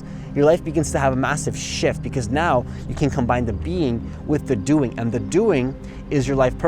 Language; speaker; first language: English; native; English